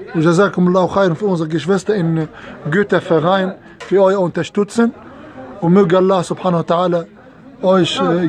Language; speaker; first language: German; non-native, learner; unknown